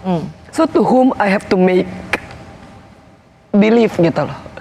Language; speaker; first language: English; non-native, fluent; Indonesian